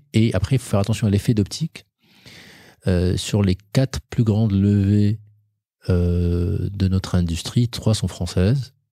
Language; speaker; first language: French; non-native, local second language; Arabic